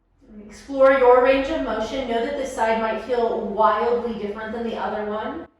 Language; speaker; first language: English; native; English